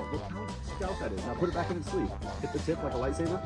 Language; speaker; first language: English; native; English